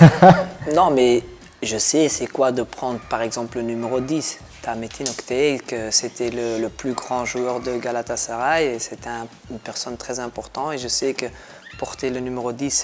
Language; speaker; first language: French; non-native, local second language; Dutch